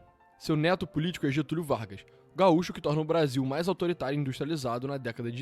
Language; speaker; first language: Portuguese; native; Portuguese